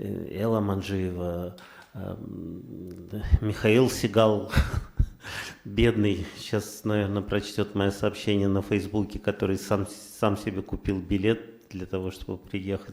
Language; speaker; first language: Russian; native; Russian